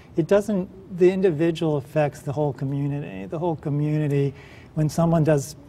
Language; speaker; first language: English; native; English